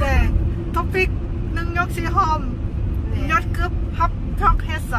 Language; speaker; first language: Korean; non-native, learner; Lao